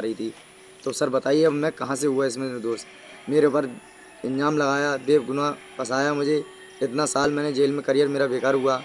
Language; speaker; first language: Hindi; native; Hindi